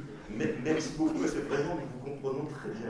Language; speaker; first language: French; native; French